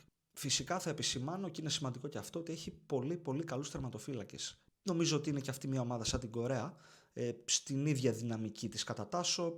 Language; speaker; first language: Greek; native; Greek